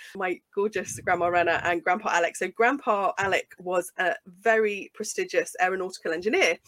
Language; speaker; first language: English; native; English